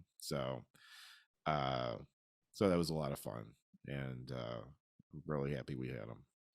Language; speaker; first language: English; native; English